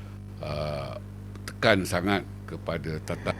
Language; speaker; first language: Malay; native; Malay